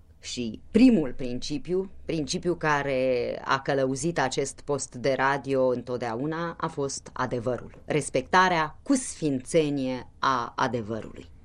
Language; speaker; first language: Romanian; native; Romanian